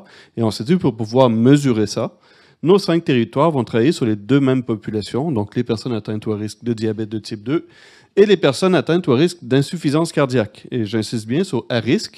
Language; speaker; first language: French; native; French